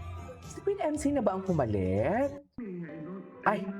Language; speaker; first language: Filipino; native; Filipino